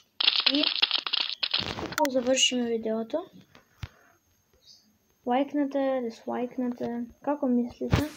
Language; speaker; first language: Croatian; non-native, learner; Macedonian